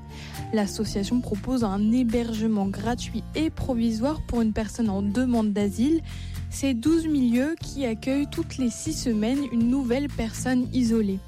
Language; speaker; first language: French; native; French